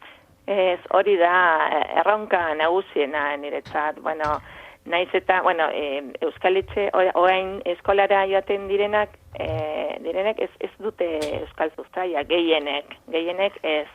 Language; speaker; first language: Basque; non-native, fluent; Spanish